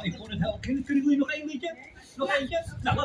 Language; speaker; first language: Dutch; native; Dutch